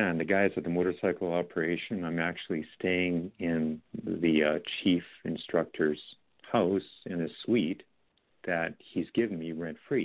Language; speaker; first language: English; native; English